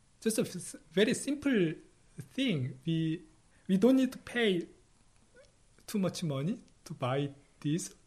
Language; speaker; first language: English; non-native, fluent; Korean